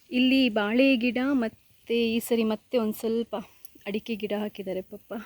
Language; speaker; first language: Kannada; native; Kannada